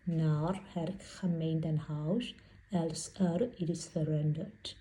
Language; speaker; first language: Dutch; non-native, learner; Burmese